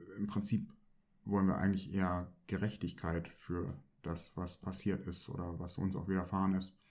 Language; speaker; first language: German; early bilingual, other home language; Turkish